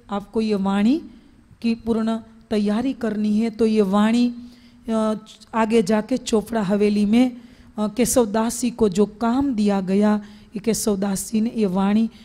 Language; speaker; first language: Hindi; non-native, local second language; Gujarati